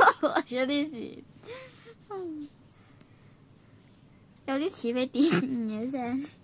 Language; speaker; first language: Chinese; native; Chinese